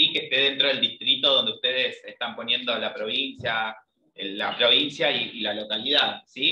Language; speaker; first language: Spanish; native; Spanish